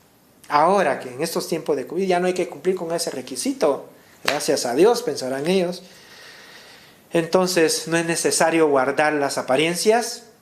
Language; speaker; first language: Spanish; native; Spanish